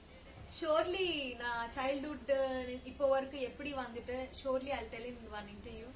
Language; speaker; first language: Tamil; non-native, learner; Telugu